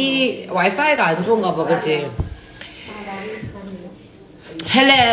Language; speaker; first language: Korean; early bilingual, heritage; Korean